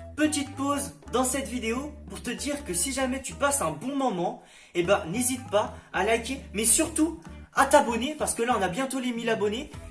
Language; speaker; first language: French; native; French